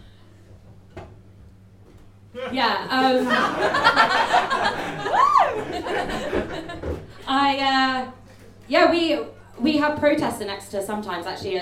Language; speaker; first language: English; native; English